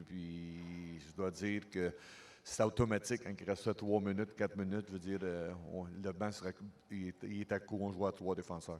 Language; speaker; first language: French; native; French